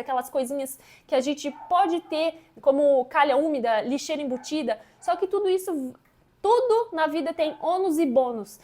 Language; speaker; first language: Portuguese; native; Portuguese